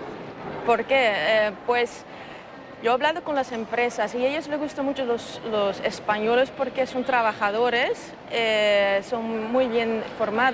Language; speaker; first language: Spanish; non-native, fluent; Dutch